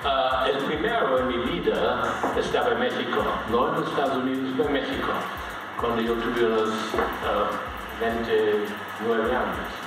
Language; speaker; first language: Spanish; non-native, fluent; German